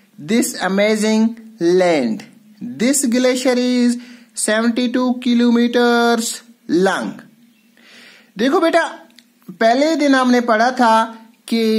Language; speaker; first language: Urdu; non-native, local second language; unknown